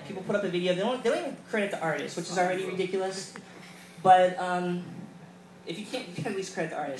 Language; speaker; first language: English; native; English